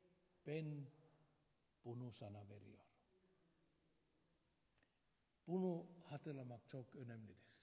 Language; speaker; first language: Turkish; non-native, fluent; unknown